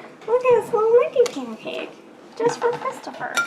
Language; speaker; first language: English; native; English